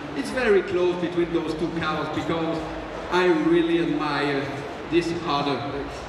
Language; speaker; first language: English; non-native, fluent; French